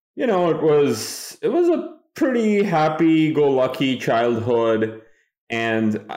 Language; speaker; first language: English; non-native, local second language; Bangla